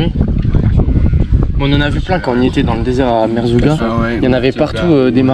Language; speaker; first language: French; native; French